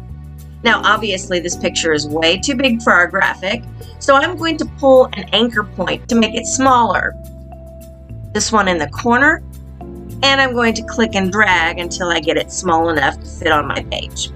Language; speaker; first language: English; native; English